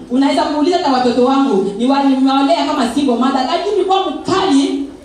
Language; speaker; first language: Swahili; non-native, local second language; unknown